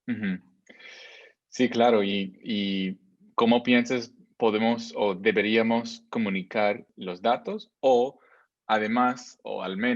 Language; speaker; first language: Spanish; non-native, fluent; English